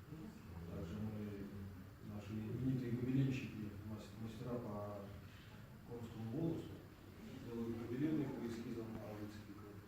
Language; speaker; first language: Russian; native; Russian